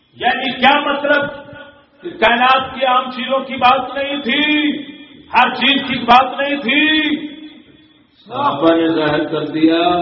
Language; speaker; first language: Urdu; non-native, local second language; Punjabi